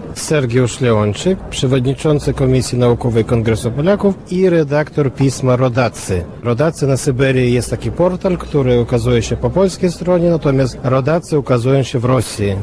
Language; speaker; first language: Polish; early bilingual, heritage; Russian